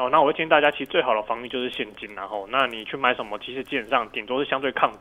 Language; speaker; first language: Chinese; native; Chinese